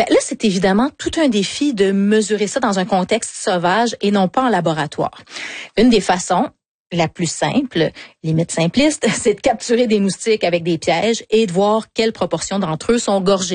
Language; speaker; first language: French; native; French